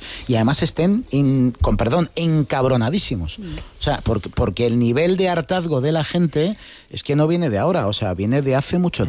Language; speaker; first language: Spanish; native; Spanish